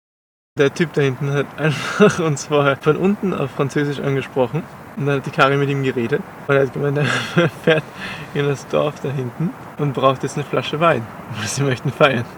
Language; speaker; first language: German; native; German